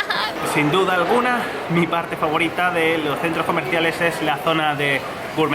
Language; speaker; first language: Spanish; native; Spanish